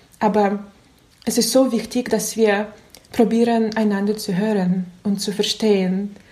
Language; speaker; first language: German; non-native, learner; Russian